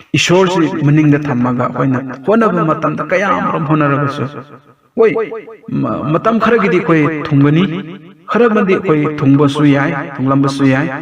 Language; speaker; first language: Manipuri; non-native, local second language; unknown